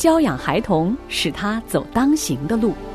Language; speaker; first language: Chinese; native; Chinese